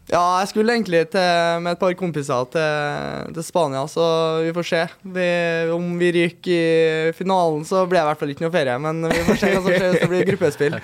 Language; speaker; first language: Norwegian; native; Norwegian